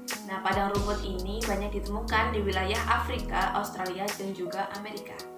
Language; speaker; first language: Indonesian; native; Indonesian